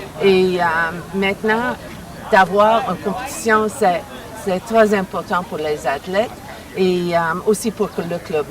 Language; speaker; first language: French; non-native, learner; English